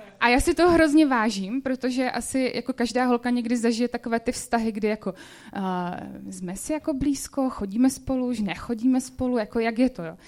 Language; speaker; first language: Czech; native; Czech